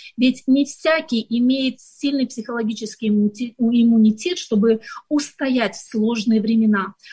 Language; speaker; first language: Russian; native; Russian